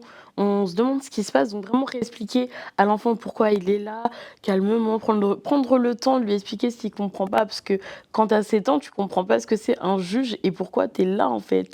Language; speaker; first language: French; native; French